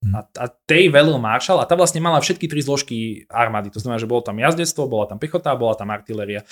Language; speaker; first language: Slovak; native; Slovak